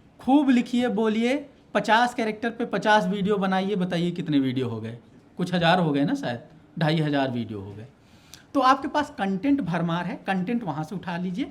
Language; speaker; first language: Hindi; native; Hindi